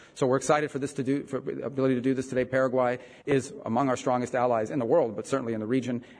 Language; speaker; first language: English; early bilingual, other home language; Spanish